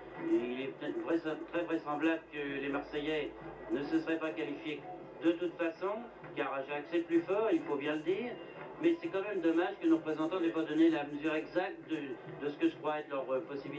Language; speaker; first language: French; native; French